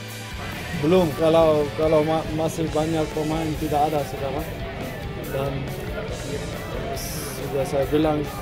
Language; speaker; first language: Indonesian; non-native, fluent; Dutch